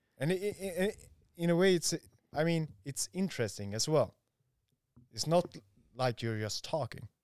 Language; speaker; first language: English; non-native, fluent; Swedish